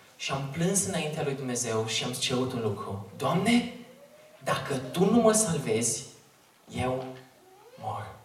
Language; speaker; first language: Romanian; native; Romanian